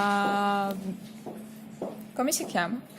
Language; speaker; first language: Italian; non-native, learner; Russian